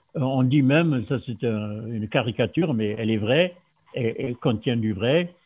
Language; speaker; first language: French; non-native, fluent; German